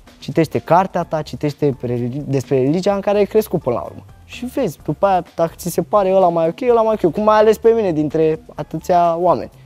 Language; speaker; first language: Romanian; early bilingual, other home language; Arabic